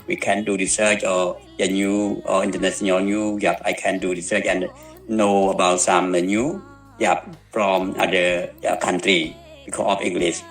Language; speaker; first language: English; non-native, learner; Khmer